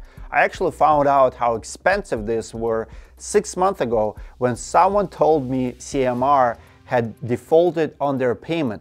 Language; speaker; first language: English; non-native, fluent; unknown